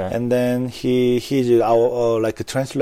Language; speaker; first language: English; non-native, learner; Korean